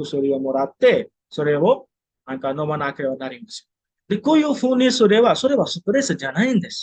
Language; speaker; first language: Japanese; non-native, fluent; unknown